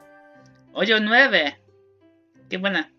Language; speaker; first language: Spanish; non-native, learner; English